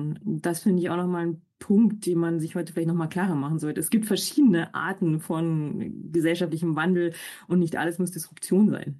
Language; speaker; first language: German; native; German